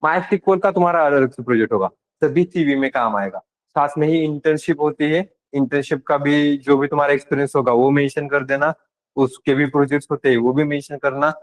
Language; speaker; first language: Hindi; non-native, local second language; Marathi